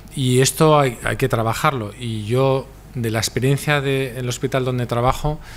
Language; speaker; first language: Spanish; native; Spanish